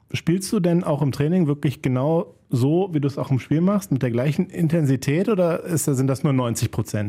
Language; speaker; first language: German; native; German